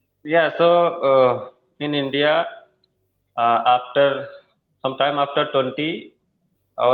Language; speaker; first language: English; non-native, learner; Hindi